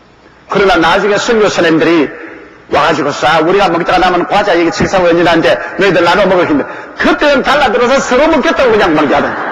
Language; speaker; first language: Korean; native; Korean